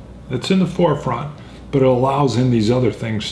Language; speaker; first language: English; native; English